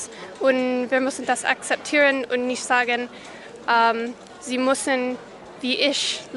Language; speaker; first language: German; non-native, fluent; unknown